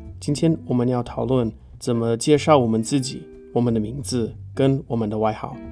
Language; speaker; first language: Chinese; non-native, fluent; English